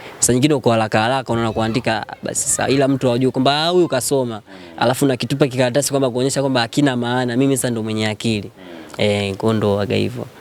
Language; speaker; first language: Swahili; native; Swahili